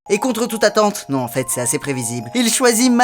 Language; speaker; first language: French; native; French